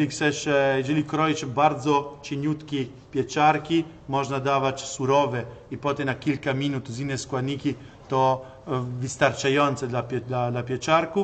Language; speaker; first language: Polish; non-native, learner; Italian